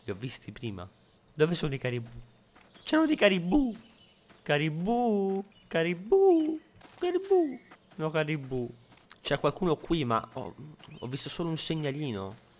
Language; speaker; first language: Italian; native; Italian